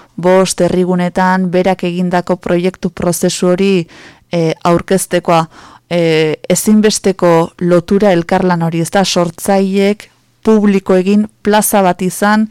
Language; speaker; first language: Basque; native; Basque